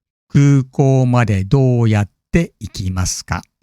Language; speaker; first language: Japanese; non-native, fluent; English